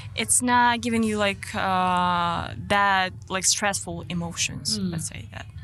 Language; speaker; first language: English; non-native, fluent; Ukrainian